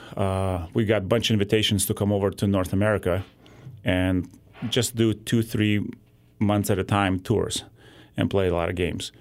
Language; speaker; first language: English; non-native, fluent; Lithuanian